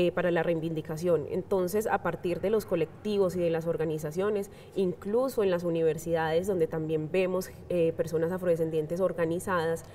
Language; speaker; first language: Spanish; native; Spanish